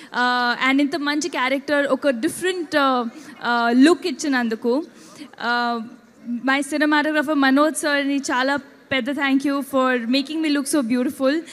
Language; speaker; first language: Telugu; non-native, fluent; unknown